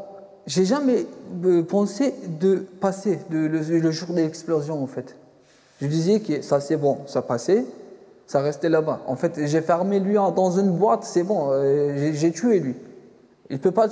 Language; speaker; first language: French; non-native, fluent; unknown